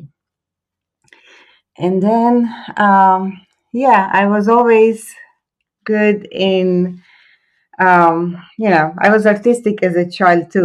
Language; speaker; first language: English; non-native, fluent; Croatian